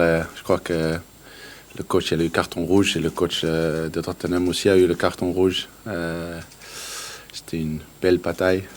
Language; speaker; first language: French; non-native, learner; Danish